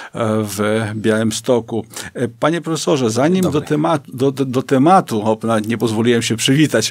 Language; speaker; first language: Polish; native; Polish